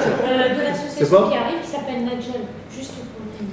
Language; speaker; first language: French; early bilingual, other home language; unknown